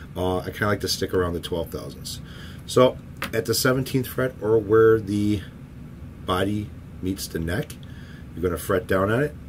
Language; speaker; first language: English; native; English